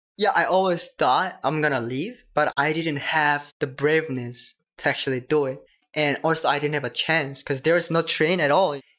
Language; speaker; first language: English; non-native, learner; Korean